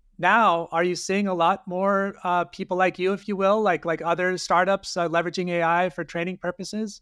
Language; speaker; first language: English; native; English